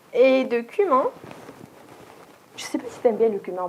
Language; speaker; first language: French; non-native, local second language; Arabic